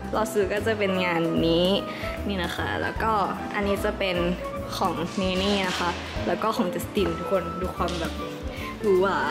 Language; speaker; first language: Thai; early bilingual, heritage; Thai